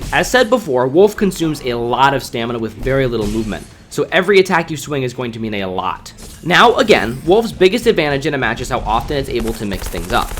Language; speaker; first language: English; native; English